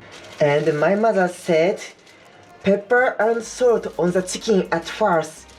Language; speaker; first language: English; non-native, learner; Japanese